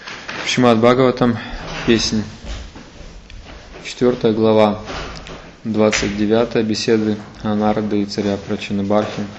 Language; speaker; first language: Russian; native; Russian